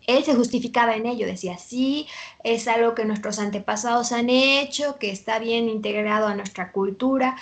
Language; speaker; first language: Spanish; native; Spanish